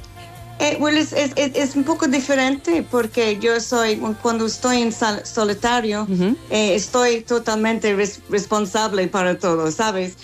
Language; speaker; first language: Spanish; non-native, fluent; English